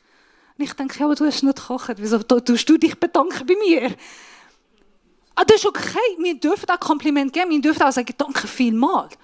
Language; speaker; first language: German; non-native, fluent; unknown